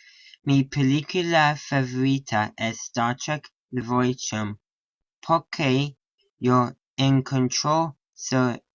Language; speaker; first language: Spanish; non-native, learner; English